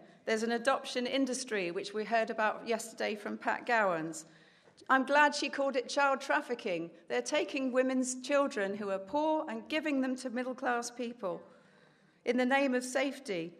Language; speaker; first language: English; native; English